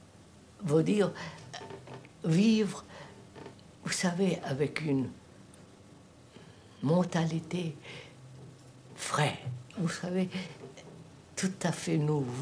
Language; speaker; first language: French; non-native, fluent; Telugu